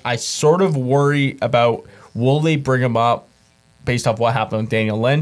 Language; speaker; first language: English; native; English